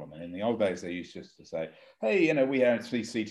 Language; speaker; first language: English; native; English